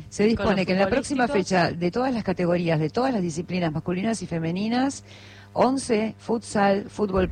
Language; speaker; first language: Spanish; native; Spanish